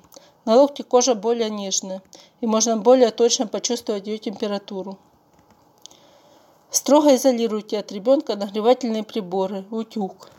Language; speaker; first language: Russian; native; Russian